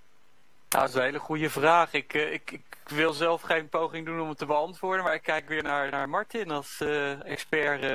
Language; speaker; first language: Dutch; native; Dutch